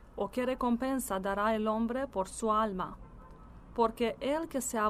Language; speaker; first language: Spanish; non-native, learner; Italian